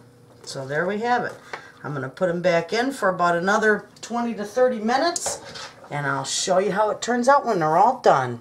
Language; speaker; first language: English; native; English